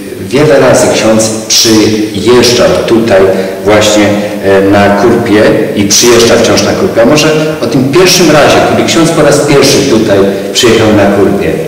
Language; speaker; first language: Polish; native; Polish